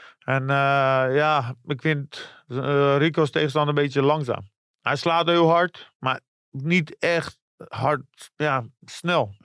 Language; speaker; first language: Dutch; early bilingual, other home language; Persian